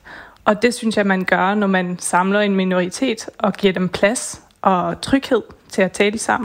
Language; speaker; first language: Danish; non-native, fluent; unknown